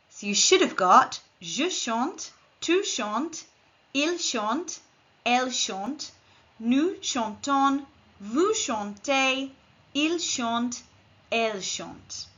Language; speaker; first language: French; non-native, fluent; English